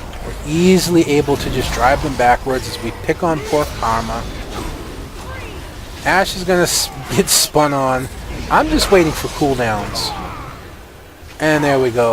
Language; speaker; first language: English; native; English